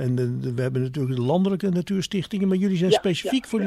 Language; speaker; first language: Dutch; native; Dutch